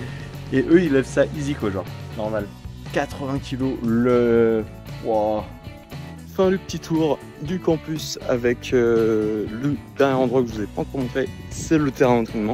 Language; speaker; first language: French; native; French